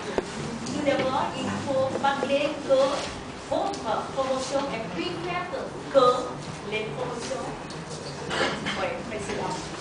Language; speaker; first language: French; non-native, learner; Vietnamese